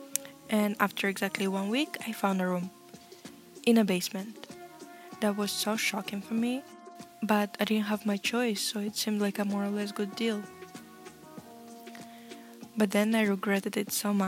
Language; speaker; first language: English; non-native, fluent; Russian